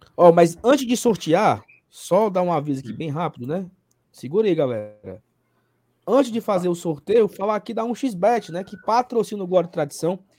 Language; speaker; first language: Portuguese; native; Portuguese